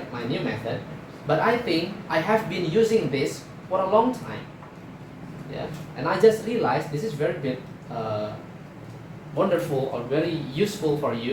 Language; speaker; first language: English; non-native, fluent; Indonesian